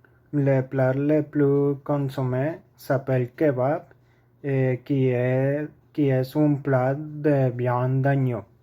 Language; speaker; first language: French; non-native, learner; Spanish